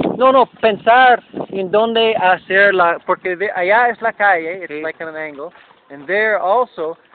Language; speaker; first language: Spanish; non-native, learner; English